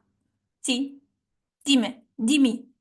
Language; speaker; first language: Italian; non-native, learner; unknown